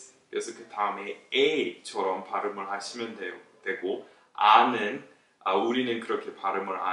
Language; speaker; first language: Korean; non-native, fluent; English